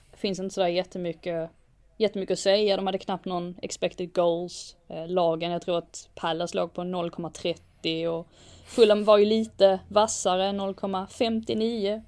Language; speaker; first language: Swedish; native; Swedish